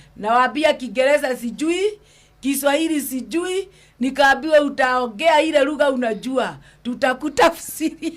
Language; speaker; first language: Swahili; non-native, local second language; Kikuyu